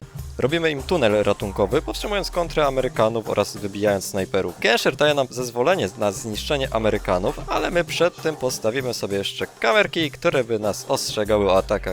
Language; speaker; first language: Polish; native; Polish